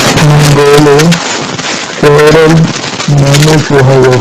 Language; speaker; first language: Korean; non-native, learner; Urdu